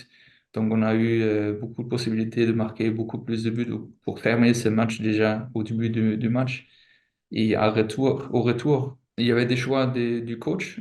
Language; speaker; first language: French; non-native, fluent; German